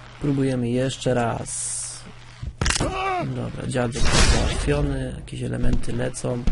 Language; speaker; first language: Polish; native; Polish